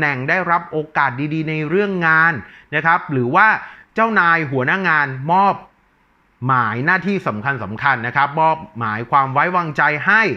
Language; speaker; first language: Thai; native; Thai